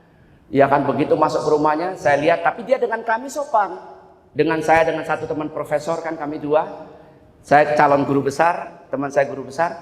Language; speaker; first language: Indonesian; native; Indonesian